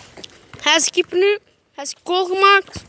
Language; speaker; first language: Dutch; non-native, local second language; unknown